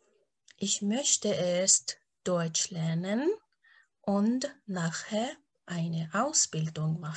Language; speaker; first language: German; non-native, fluent; Persian